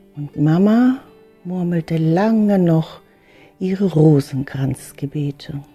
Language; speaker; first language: German; early bilingual, other home language; Filipino